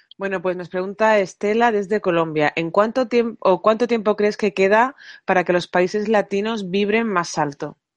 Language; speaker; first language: Spanish; native; Spanish